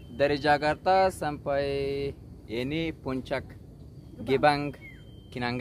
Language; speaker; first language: Indonesian; non-native, learner; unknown